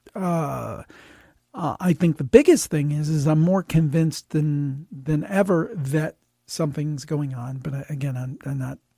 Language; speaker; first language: English; native; English